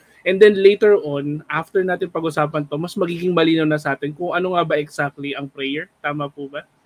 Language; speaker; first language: Filipino; native; Filipino